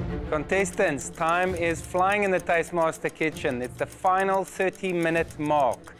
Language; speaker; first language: English; non-native, local second language; Afrikaans